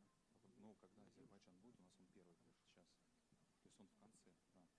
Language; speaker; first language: Russian; native; Russian